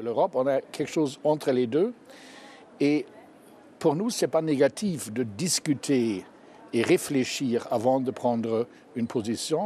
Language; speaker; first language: French; non-native, fluent; German